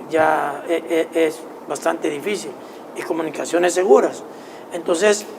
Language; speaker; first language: Spanish; native; Spanish